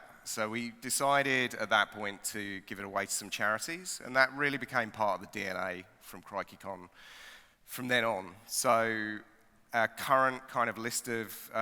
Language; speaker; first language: English; native; English